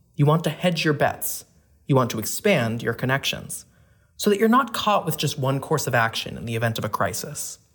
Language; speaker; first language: English; native; English